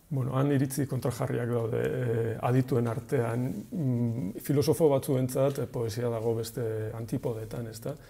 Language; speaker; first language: Basque; non-native, local second language; Spanish